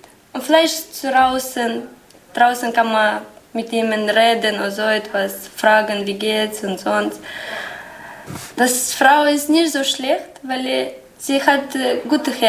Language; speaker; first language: German; non-native, learner; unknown